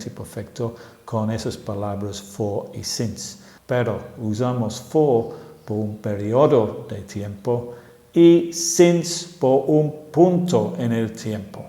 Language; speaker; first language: Spanish; non-native, fluent; English